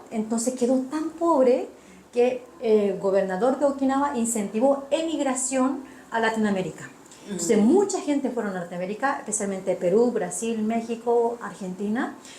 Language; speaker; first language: Spanish; non-native, fluent; Japanese